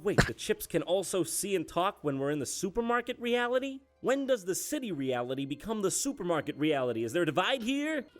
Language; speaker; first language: English; native; English